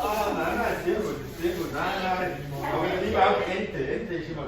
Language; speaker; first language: German; native; German